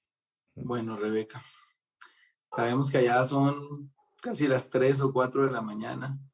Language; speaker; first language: Spanish; native; Spanish